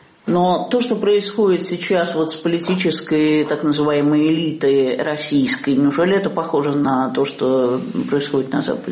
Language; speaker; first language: Russian; native; Russian